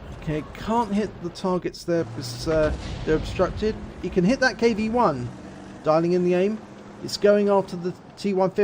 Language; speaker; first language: English; native; English